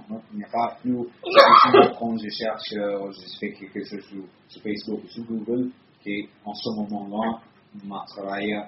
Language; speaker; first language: French; non-native, fluent; Italian